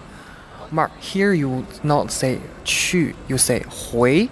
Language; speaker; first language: English; non-native, fluent; Chinese